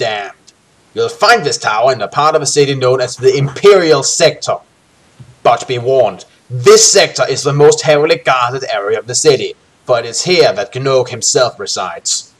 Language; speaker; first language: English; native; English